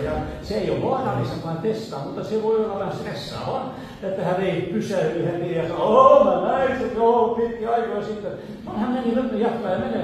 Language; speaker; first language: Finnish; non-native, learner; Swedish